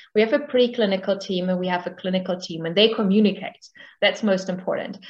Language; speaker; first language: English; non-native, fluent; German